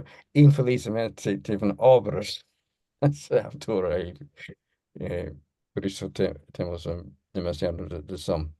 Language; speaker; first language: Portuguese; non-native, learner; English